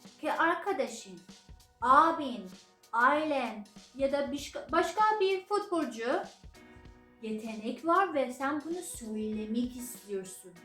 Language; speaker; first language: Turkish; non-native, fluent; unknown